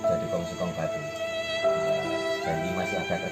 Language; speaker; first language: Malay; non-native, local second language; Javanese